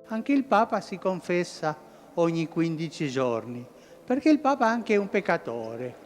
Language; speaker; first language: Italian; non-native, fluent; Spanish